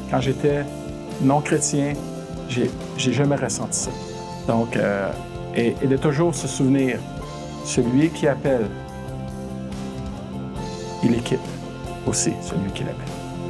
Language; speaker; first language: French; native; French